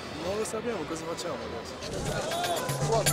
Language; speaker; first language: Italian; non-native, learner; Arabic